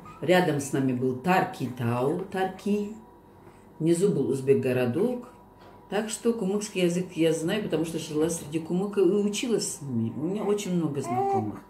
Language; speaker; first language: Russian; non-native, local second language; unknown